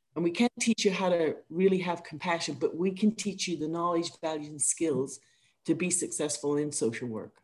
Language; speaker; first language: English; native; English